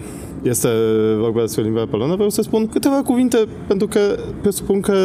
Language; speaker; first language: Romanian; non-native, fluent; Polish